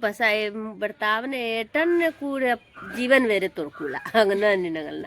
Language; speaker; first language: Malayalam; non-native, learner; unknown